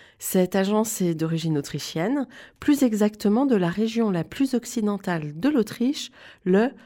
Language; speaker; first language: French; native; French